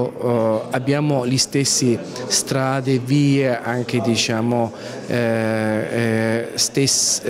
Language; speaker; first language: Italian; non-native, fluent; Azerbaijani